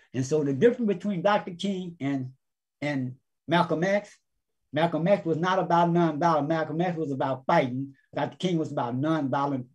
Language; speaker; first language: English; native; English